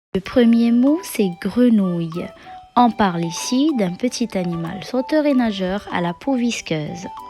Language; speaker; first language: French; non-native, local second language; Arabic